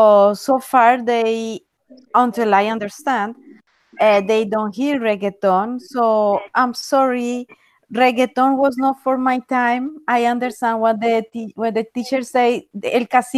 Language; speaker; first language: English; non-native, fluent; Spanish